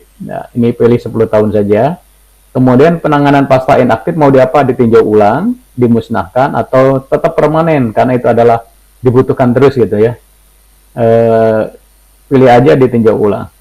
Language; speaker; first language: Indonesian; native; Indonesian